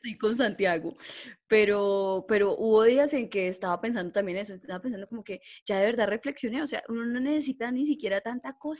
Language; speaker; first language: Spanish; native; Spanish